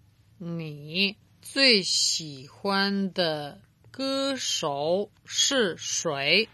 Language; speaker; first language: Chinese; non-native, learner; Serbian